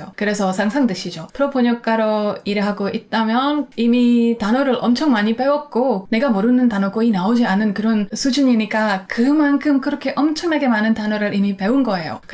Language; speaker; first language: Korean; non-native, fluent; Czech